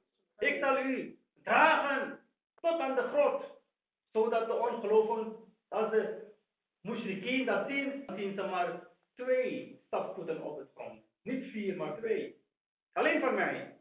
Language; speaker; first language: Dutch; non-native, fluent; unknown